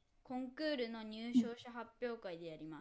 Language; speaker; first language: Japanese; native; Japanese